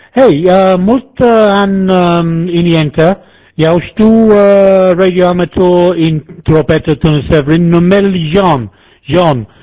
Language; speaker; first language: Romanian; non-native, learner; English